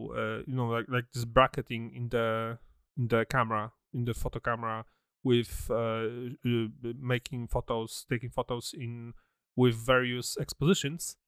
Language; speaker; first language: English; non-native, fluent; Polish